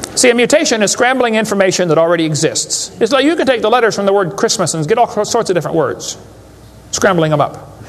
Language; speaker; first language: English; native; English